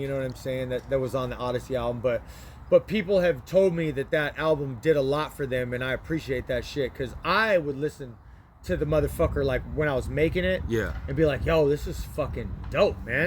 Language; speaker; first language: English; native; English